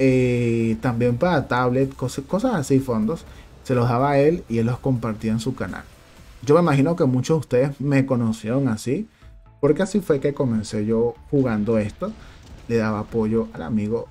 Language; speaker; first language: Spanish; native; Spanish